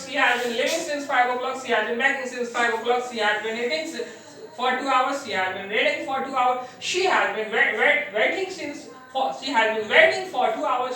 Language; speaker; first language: English; non-native, fluent; Hindi